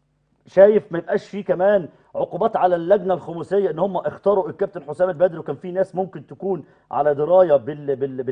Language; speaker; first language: Arabic; native; Arabic